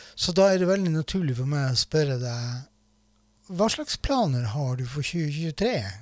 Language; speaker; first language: Norwegian; native; Norwegian